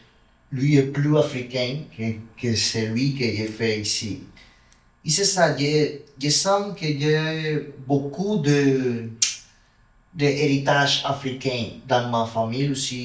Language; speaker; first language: French; non-native, learner; Spanish